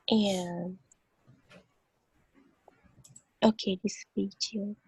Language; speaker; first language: English; non-native, learner; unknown